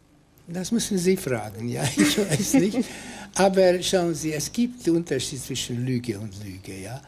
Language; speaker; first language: German; non-native, fluent; Hungarian